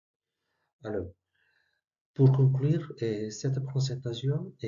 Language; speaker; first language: French; non-native, learner; Spanish